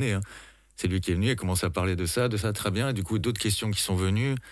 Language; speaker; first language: French; native; French